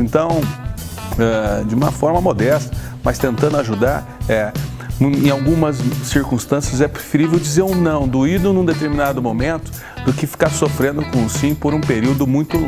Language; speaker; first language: Portuguese; native; Portuguese